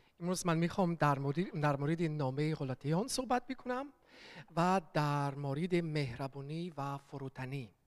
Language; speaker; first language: Persian; early bilingual, heritage; Persian